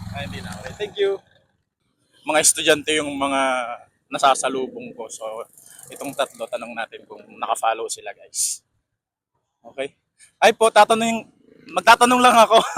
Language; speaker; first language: Filipino; non-native, local second language; Pangasinan